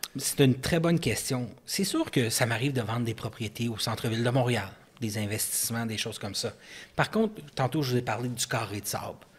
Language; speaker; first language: French; native; French